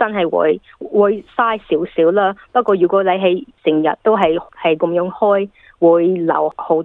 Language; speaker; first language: Cantonese; early bilingual, heritage; English